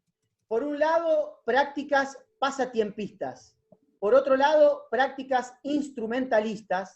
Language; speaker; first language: Spanish; native; Spanish